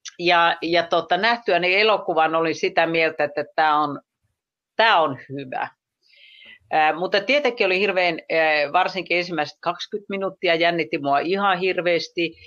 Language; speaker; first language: Finnish; native; Finnish